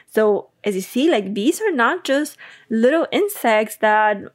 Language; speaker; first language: English; non-native, fluent; Bulgarian